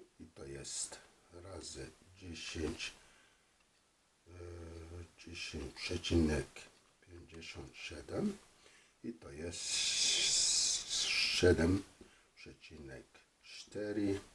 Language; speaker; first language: Polish; non-native, fluent; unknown